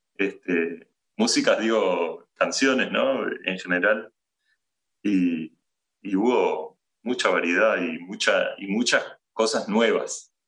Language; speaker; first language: Spanish; native; Spanish